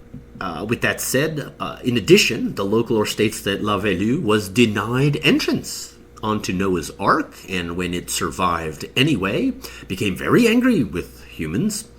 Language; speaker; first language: English; native; English